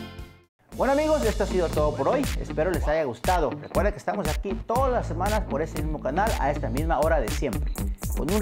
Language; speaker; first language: Spanish; native; Spanish